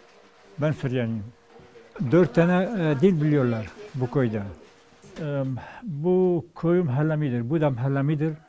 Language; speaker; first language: Turkish; non-native, local second language; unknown